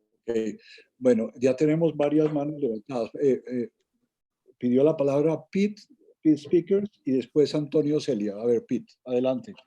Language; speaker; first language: Spanish; native; Spanish